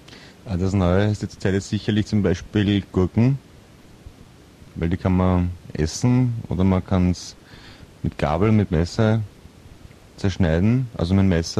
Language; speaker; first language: German; native; German